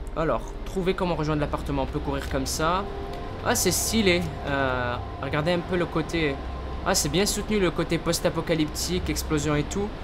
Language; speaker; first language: French; native; French